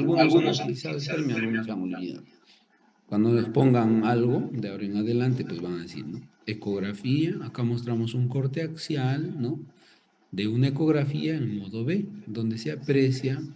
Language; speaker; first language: Spanish; native; Spanish